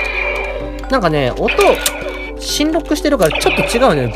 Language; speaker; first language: Japanese; native; Japanese